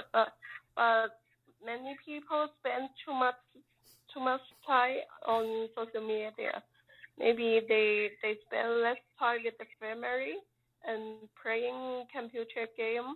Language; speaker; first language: English; non-native, learner; Chinese